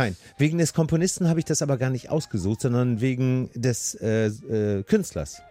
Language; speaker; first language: German; native; German